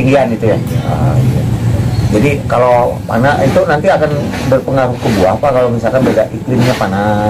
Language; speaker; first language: Indonesian; native; Indonesian